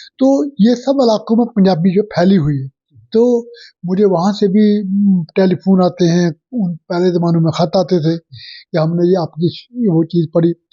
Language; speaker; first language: Urdu; non-native, local second language; Punjabi